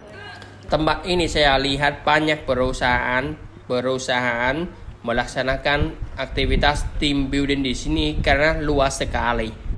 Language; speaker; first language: Indonesian; non-native, learner; Vietnamese